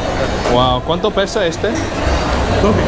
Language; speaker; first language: Spanish; non-native, fluent; English